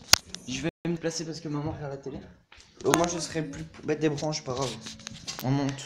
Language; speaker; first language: French; native; French